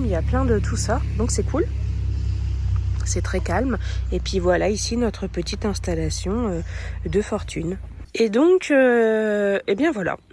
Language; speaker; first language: French; native; French